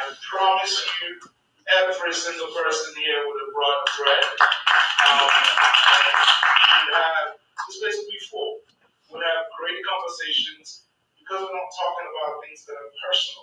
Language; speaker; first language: English; non-native, local second language; Yoruba